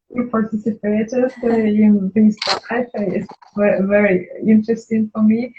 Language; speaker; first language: English; non-native, learner; Russian